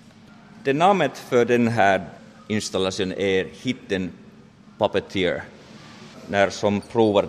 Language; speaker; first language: Swedish; non-native, learner; Finnish